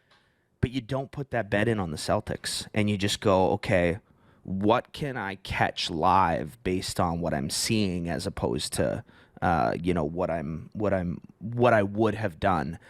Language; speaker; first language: English; native; English